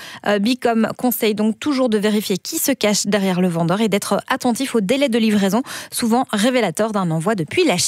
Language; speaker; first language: French; native; French